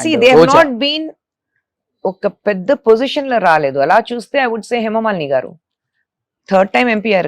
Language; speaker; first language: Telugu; non-native, fluent; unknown